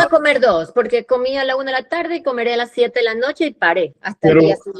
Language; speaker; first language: Spanish; native; Spanish